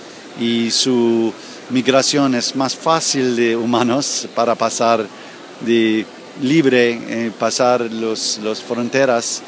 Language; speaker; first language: Spanish; non-native, learner; English